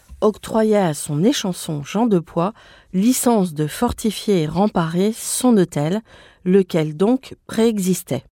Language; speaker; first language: French; native; French